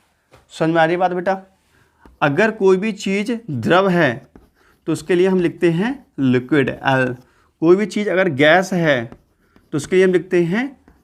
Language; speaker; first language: Hindi; native; Hindi